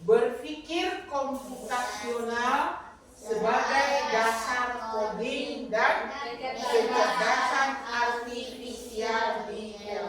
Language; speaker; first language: Indonesian; native; Indonesian